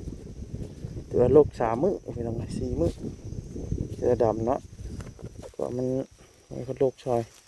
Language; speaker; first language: Thai; non-native, local second language; Lao